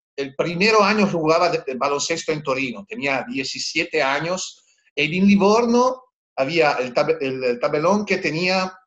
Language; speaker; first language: Spanish; non-native, learner; Italian